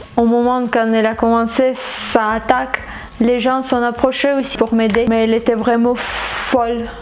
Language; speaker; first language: French; non-native, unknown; Ukrainian